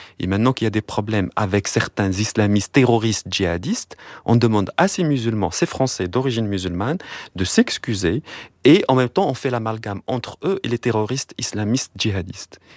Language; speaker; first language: French; non-native, local second language; Arabic